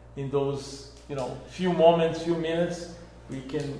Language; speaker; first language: English; non-native, fluent; Portuguese